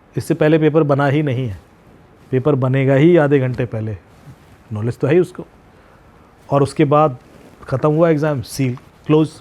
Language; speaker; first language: Hindi; native; Hindi